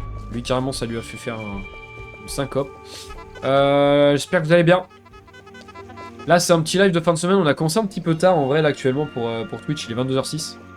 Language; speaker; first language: French; native; French